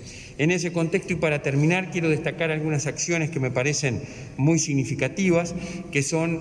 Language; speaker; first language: Spanish; native; Spanish